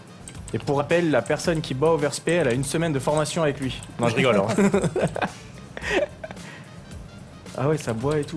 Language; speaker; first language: French; native; French